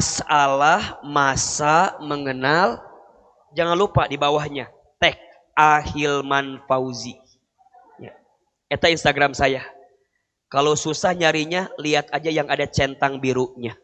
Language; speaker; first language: Indonesian; non-native, local second language; Sundanese